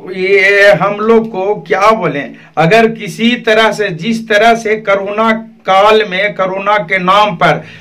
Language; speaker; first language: Hindi; native; Hindi